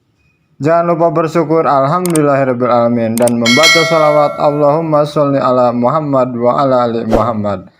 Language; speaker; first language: Indonesian; native; Indonesian